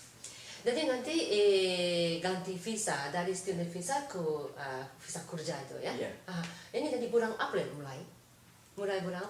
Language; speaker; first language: Indonesian; non-native, fluent; Japanese